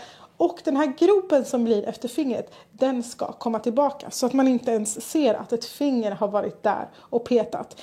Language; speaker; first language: Swedish; native; Swedish